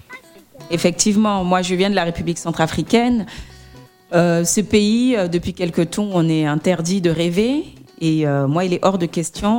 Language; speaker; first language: French; native; French